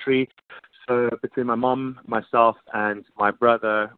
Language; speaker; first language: English; native; English